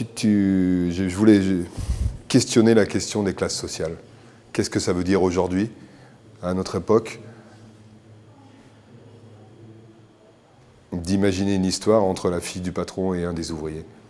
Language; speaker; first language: French; native; French